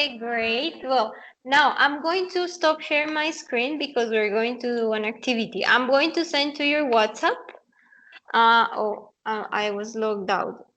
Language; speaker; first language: English; non-native, fluent; Spanish